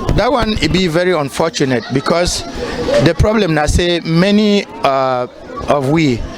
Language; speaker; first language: Nigerian Pidgin; non-native, local second language; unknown